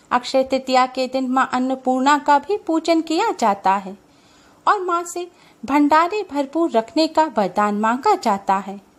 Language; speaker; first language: Hindi; native; Hindi